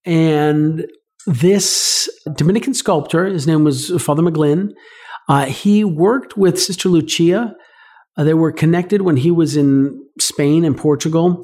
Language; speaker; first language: English; native; English